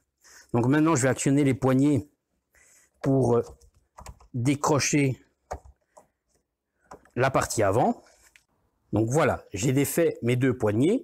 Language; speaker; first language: French; native; French